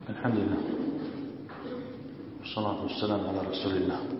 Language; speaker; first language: Arabic; native; Arabic